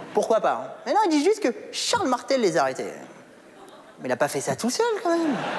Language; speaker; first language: French; early bilingual, other home language; Arabic